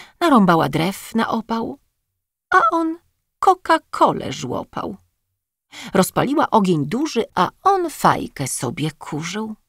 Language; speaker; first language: Polish; native; Polish